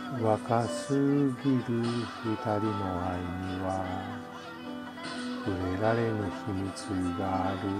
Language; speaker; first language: Japanese; native; Japanese